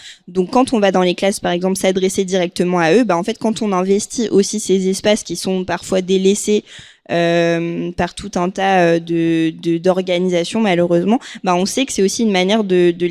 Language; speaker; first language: French; native; French